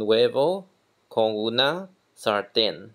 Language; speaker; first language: Spanish; non-native, learner; Chinese